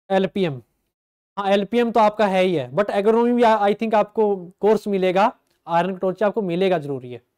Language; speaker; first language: Hindi; native; Hindi